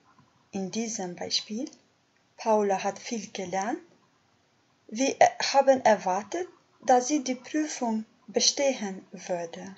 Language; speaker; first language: German; non-native, fluent; Albanian